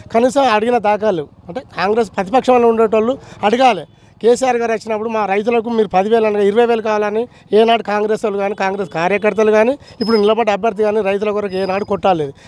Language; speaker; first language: Telugu; native; Telugu